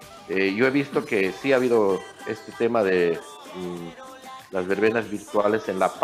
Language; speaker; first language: Spanish; native; Spanish